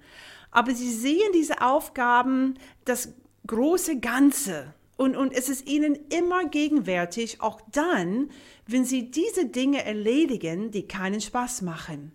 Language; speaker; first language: German; non-native, fluent; English